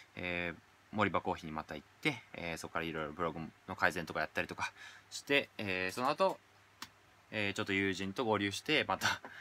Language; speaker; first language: Japanese; native; Japanese